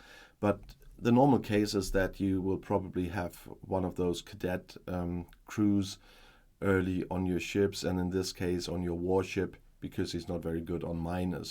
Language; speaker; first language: English; non-native, fluent; German